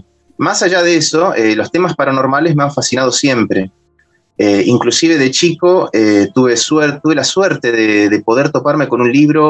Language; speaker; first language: Spanish; native; Spanish